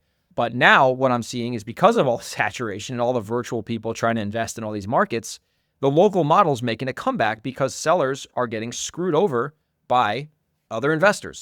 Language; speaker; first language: English; native; English